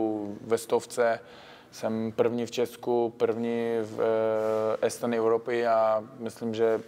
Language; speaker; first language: Czech; non-native, fluent; Uzbek